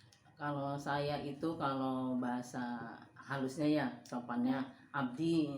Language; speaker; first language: Indonesian; non-native, local second language; Sundanese